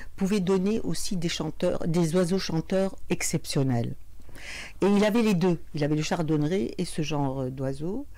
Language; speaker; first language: French; non-native, local second language; Arabic